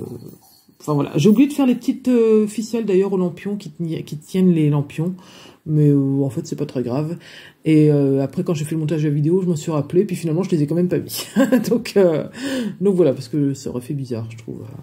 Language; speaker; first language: French; native; French